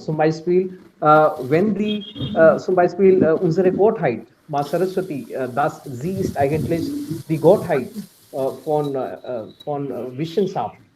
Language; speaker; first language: German; non-native, fluent; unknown